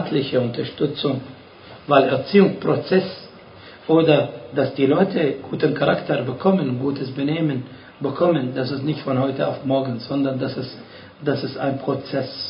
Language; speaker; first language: German; non-native, fluent; Arabic